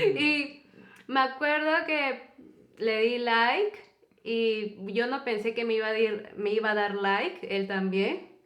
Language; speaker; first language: Spanish; native; Spanish